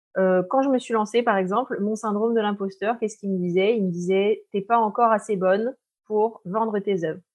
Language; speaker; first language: French; native; French